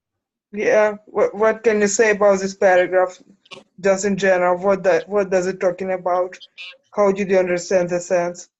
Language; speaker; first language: English; non-native, learner; Ukrainian